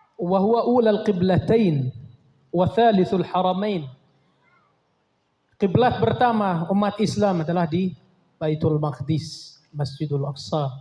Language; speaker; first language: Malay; non-native, fluent; Arabic